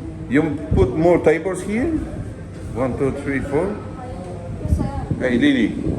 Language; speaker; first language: English; non-native, learner; Polish